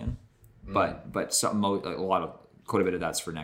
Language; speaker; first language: English; native; English